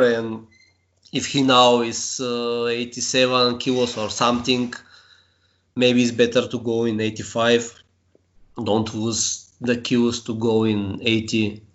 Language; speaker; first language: English; non-native, learner; Bulgarian